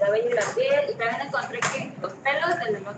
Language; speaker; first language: Spanish; native; Spanish